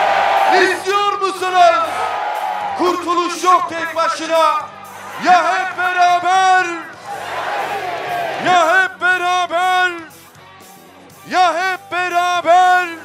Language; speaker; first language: Turkish; native; Turkish